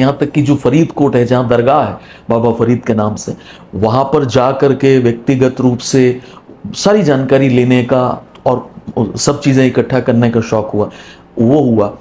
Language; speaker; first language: Hindi; non-native, local second language; Punjabi